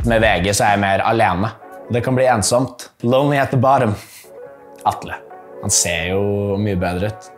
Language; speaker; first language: Norwegian; early bilingual, other home language; English